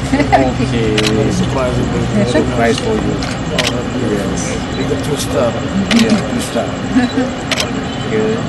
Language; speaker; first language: English; non-native, learner; Indonesian